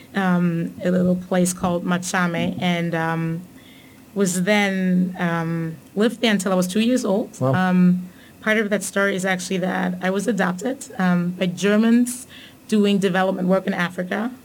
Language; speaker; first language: English; non-native, fluent; German